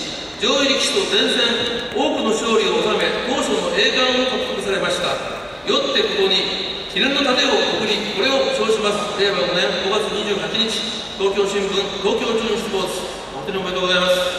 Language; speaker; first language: Japanese; native; Japanese